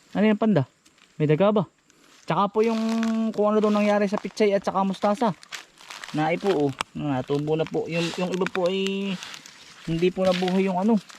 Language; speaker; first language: Filipino; native; Filipino